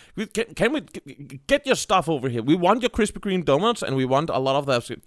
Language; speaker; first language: English; non-native, fluent; Danish